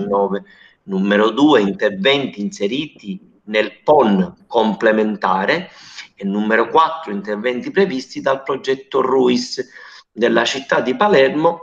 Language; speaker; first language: Italian; native; Italian